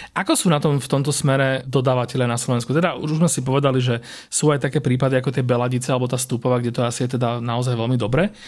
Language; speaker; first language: Slovak; native; Slovak